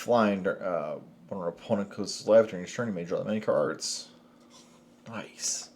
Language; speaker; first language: English; native; English